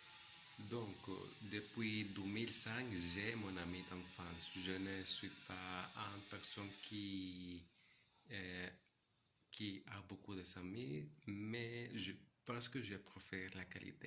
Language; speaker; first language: French; non-native, learner; Spanish